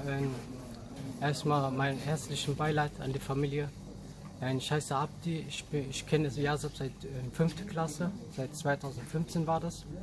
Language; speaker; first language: German; early bilingual, other home language; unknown